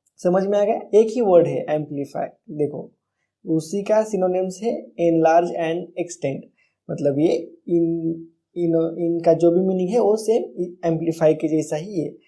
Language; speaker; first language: Hindi; non-native, local second language; Marathi